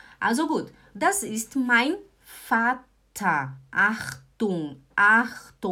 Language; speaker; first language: German; non-native, fluent; Portuguese